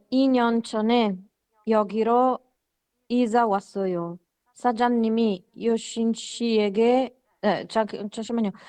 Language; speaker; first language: Korean; non-native, learner; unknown